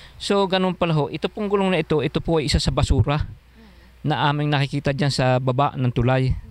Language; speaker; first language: Filipino; native; Filipino